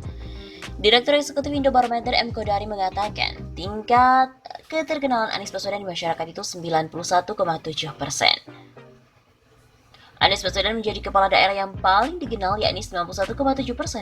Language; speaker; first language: Indonesian; native; Indonesian